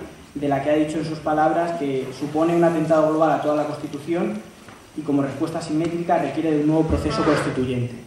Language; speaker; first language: Spanish; native; Spanish